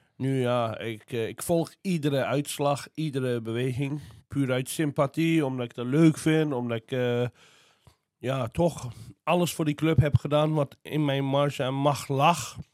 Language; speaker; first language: Dutch; non-native, fluent; Azerbaijani